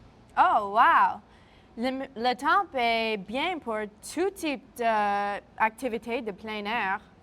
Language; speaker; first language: French; non-native, local second language; English